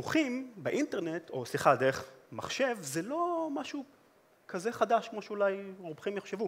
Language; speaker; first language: Hebrew; native; Hebrew